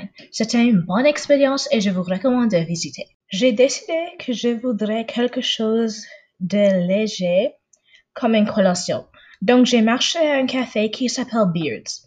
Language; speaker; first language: French; non-native, local second language; English